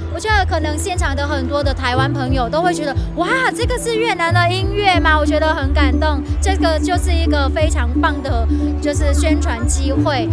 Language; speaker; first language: Chinese; non-native, fluent; Vietnamese